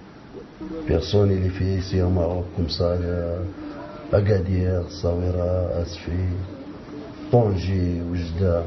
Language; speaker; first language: French; non-native, learner; Arabic